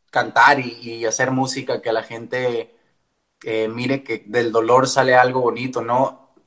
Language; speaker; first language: Spanish; early bilingual, heritage; Spanish